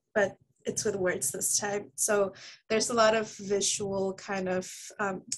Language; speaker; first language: English; early bilingual, other home language; Spanish